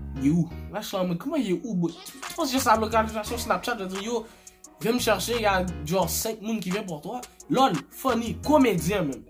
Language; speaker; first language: French; early bilingual, heritage; French